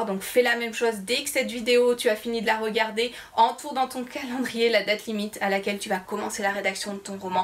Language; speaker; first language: French; native; French